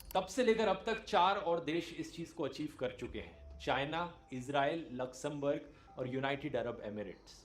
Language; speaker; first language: Hindi; native; Hindi